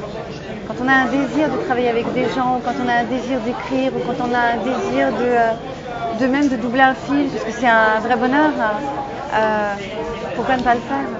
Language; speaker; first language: French; native; French